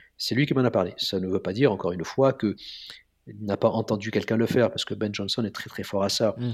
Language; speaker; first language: French; non-native, local second language; Arabic